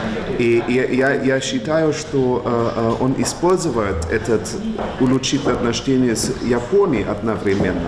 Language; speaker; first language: Russian; non-native, fluent; German